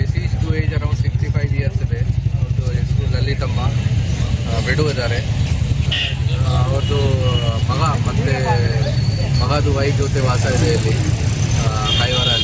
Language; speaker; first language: Kannada; non-native, local second language; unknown